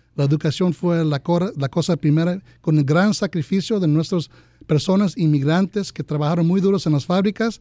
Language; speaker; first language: Spanish; early bilingual, heritage; Spanish